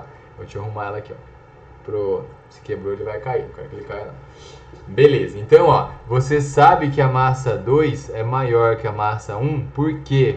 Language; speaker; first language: Portuguese; native; Portuguese